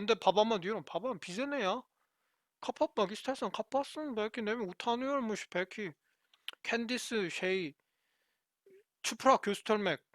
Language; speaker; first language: Turkish; non-native, learner; Korean